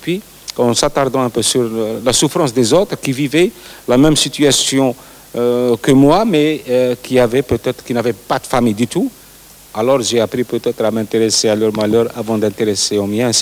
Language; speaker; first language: French; non-native, local second language; Arabic